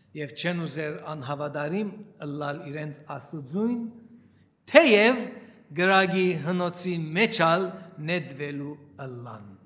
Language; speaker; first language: Armenian; early bilingual, heritage; Armenian